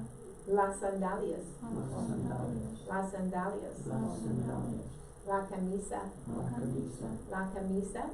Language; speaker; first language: Spanish; non-native, fluent; English